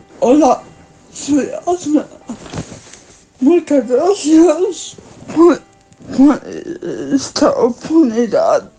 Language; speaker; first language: Spanish; non-native, learner; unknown